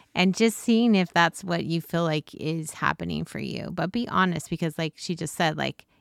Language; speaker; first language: English; native; English